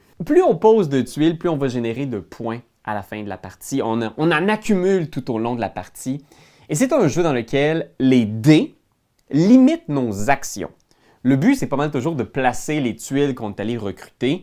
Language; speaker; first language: French; native; French